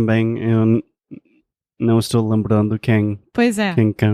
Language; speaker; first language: Portuguese; non-native, fluent; English